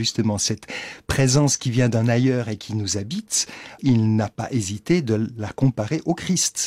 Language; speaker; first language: French; native; French